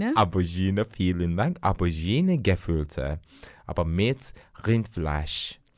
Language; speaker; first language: German; non-native, learner; Turkish